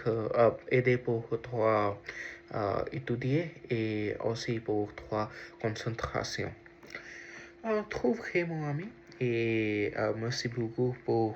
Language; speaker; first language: French; non-native, learner; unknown